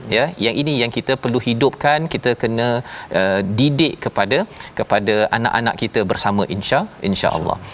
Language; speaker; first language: Malay; native; Malay